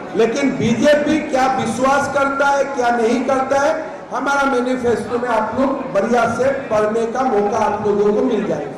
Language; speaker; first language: Hindi; non-native, local second language; Assamese